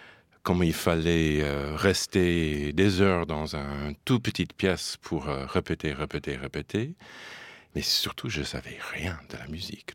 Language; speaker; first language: French; non-native, fluent; English